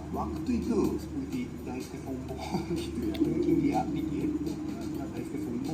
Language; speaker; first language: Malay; non-native, fluent; Japanese